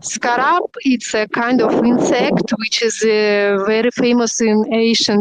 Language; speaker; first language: English; non-native, learner; Russian